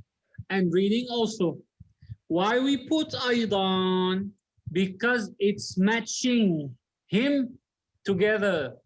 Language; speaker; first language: English; non-native, learner; Arabic